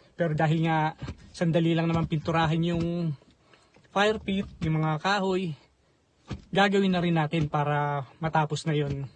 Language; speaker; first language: Filipino; native; Filipino